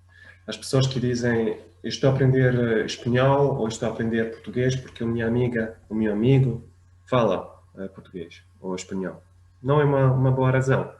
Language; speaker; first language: Portuguese; non-native, fluent; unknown